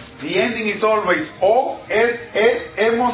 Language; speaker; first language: Spanish; non-native, fluent; English